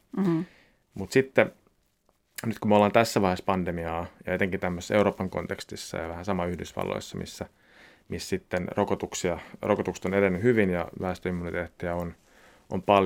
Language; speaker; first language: Finnish; native; Finnish